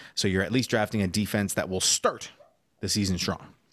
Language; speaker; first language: English; native; English